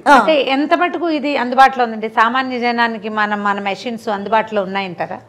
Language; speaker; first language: Telugu; native; Telugu